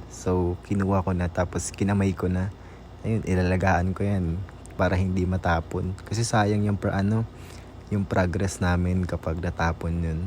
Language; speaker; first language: Filipino; native; Filipino